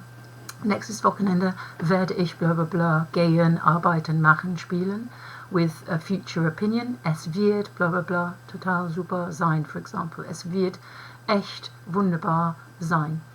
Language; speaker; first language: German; non-native, fluent; English